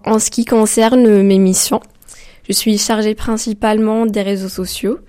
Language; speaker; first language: French; non-native, local second language; Arabic